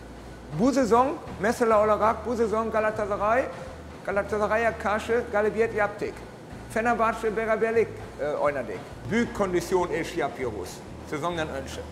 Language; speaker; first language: Turkish; non-native, learner; German